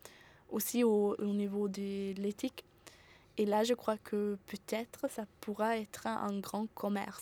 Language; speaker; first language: French; non-native, fluent; German